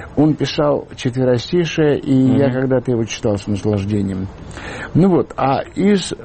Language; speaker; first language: Russian; native; Russian